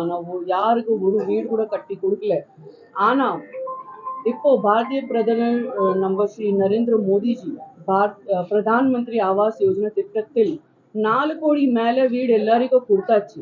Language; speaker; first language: Tamil; non-native, learner; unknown